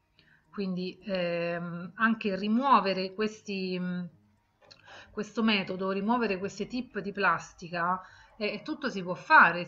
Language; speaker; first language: Italian; native; Italian